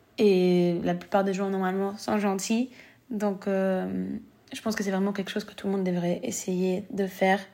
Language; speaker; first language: French; early bilingual, other home language; Spanish